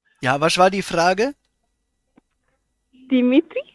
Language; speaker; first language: German; native; German